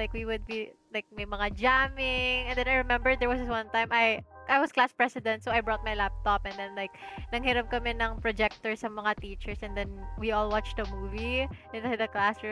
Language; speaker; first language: English; non-native, local second language; Filipino